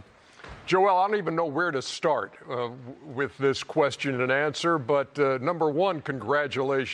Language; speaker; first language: English; native; English